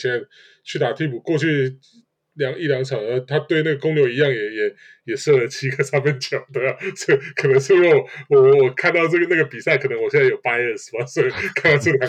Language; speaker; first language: Chinese; native; Chinese